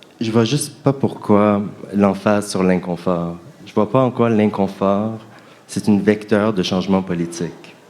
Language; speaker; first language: French; native; French